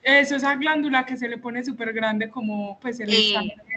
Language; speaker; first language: Spanish; native; Spanish